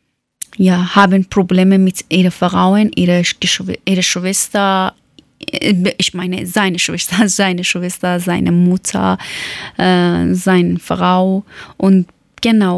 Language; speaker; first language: German; non-native, learner; Persian